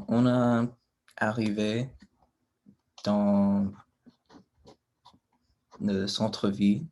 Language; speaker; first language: French; non-native, learner; English